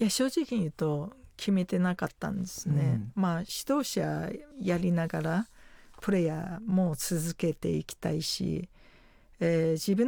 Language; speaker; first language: Japanese; non-native, fluent; Chinese